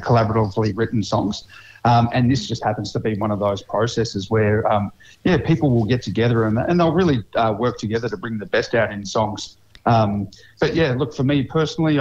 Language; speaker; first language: English; native; English